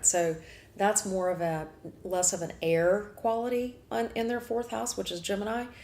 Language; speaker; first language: English; native; English